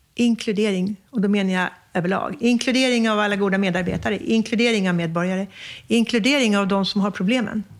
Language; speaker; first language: Swedish; native; Swedish